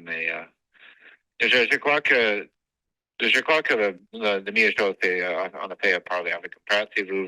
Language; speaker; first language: French; non-native, fluent; English